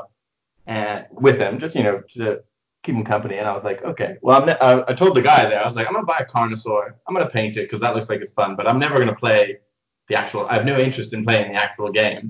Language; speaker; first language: English; native; English